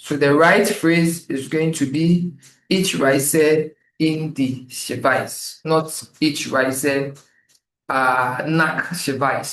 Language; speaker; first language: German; non-native, fluent; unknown